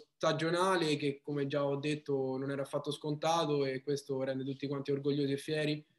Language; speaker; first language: Italian; native; Italian